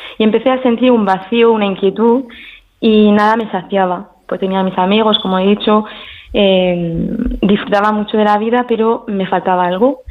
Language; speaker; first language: Spanish; early bilingual, heritage; French